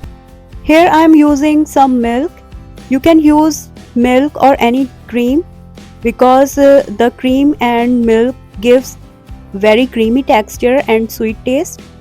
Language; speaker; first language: English; non-native, local second language; Urdu